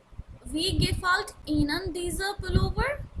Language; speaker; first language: German; non-native, fluent; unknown